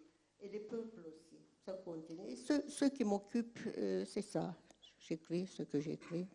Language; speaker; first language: French; non-native, fluent; Turkish